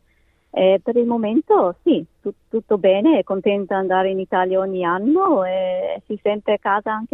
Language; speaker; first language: Italian; native; Italian